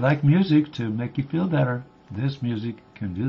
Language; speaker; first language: English; native; English